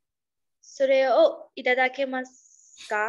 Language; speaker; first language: Japanese; non-native, learner; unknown